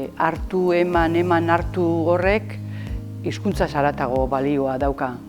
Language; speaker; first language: Basque; native; Basque